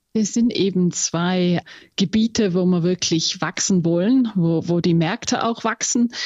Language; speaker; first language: German; non-native, fluent; English